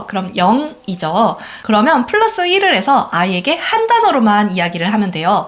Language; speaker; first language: Korean; native; Korean